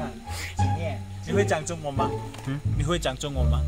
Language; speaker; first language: Chinese; non-native, learner; Filipino